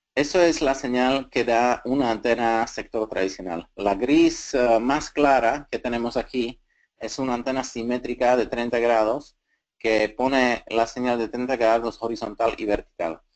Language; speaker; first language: Spanish; non-native, fluent; Slovak